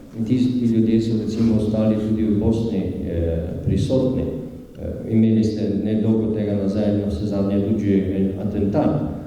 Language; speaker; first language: Slovenian; native; Slovenian